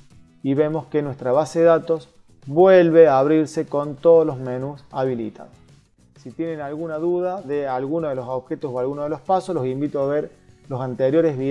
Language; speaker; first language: Spanish; native; Spanish